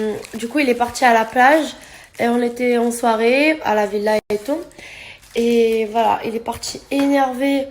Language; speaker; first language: French; native; French